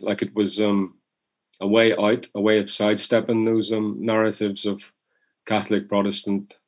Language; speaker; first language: English; native; English